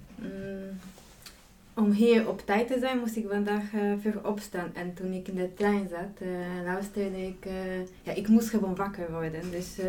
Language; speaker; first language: Dutch; non-native, fluent; Polish